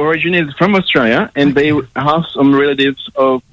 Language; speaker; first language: English; non-native, fluent; French